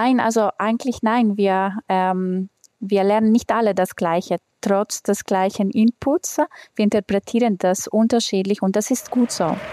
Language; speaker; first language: German; non-native, fluent; Greek